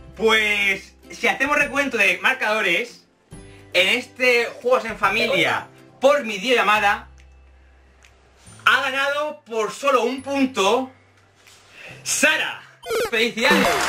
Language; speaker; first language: Spanish; native; Spanish